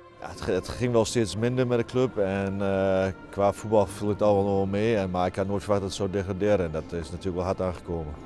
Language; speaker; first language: Dutch; native; Dutch